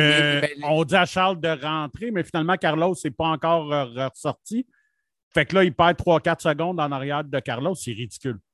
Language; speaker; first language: French; native; French